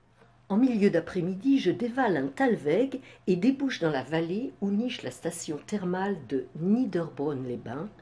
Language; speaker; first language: French; native; French